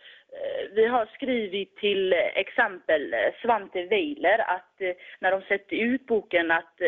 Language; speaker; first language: Swedish; early bilingual, other home language; Tigrinya